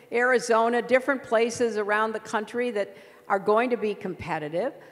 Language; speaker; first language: English; native; English